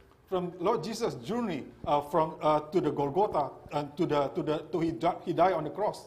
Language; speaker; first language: English; non-native, fluent; Indonesian